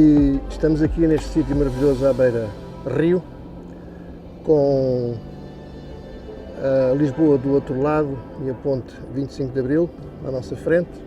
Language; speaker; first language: Portuguese; native; Portuguese